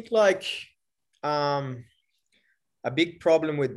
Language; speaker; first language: English; non-native, fluent; Portuguese